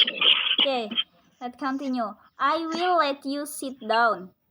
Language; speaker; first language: English; non-native, learner; Indonesian